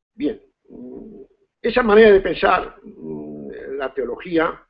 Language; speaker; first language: Spanish; native; Spanish